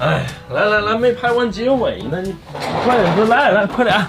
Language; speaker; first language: Chinese; native; Chinese